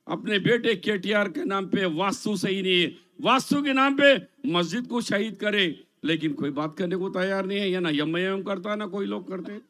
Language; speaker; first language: Hindi; non-native, local second language; Urdu